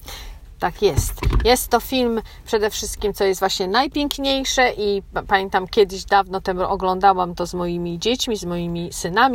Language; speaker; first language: Polish; native; Polish